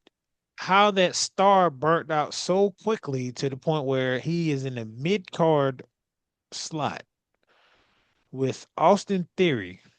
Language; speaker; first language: English; native; English